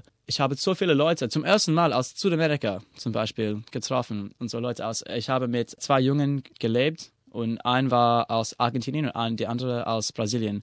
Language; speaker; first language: German; non-native, fluent; English